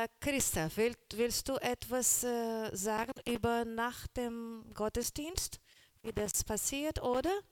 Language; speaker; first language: German; non-native, learner; Portuguese